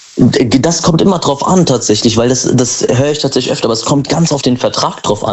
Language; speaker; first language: German; native; German